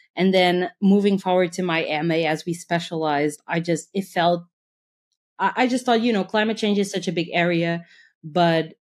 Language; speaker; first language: English; non-native, fluent; Portuguese